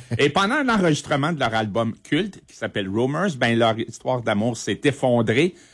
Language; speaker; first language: French; native; French